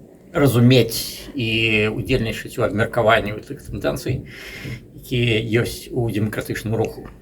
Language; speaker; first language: Belarusian; non-native, local second language; Russian